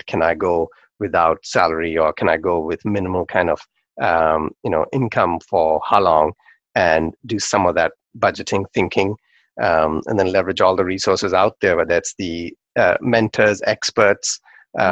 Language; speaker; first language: English; non-native, local second language; Urdu